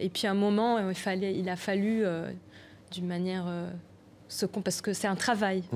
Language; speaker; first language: French; non-native, local second language; Arabic